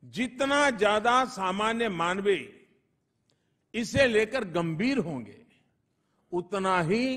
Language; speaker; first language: Hindi; non-native, local second language; Gujarati